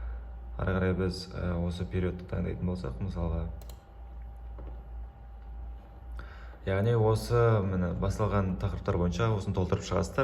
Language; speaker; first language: Kazakh; native; Kazakh